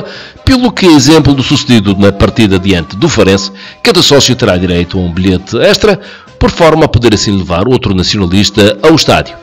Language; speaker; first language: Portuguese; native; Portuguese